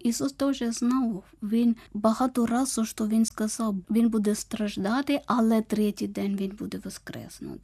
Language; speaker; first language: Ukrainian; non-native, learner; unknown